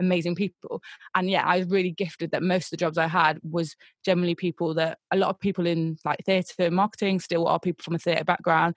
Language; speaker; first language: English; native; English